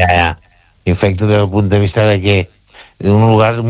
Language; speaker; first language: Spanish; native; Spanish